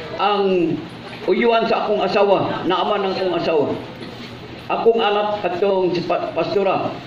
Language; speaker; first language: Cebuano; non-native, local second language; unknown